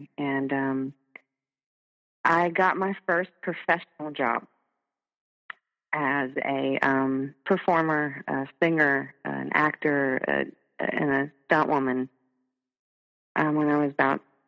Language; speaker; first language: English; native; English